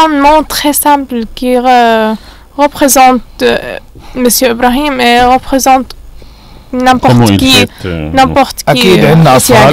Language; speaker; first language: French; non-native, fluent; Arabic